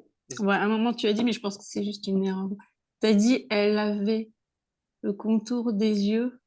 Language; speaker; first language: French; native; French